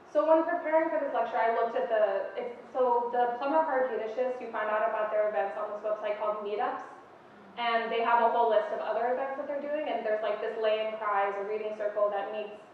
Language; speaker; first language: English; native; English